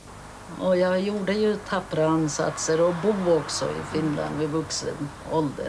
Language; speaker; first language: Swedish; early bilingual, other home language; Finnish